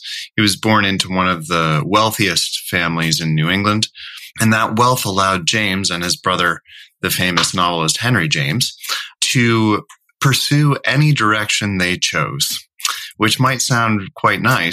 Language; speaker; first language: English; native; English